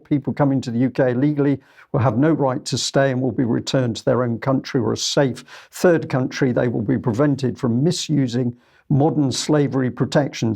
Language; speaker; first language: English; native; English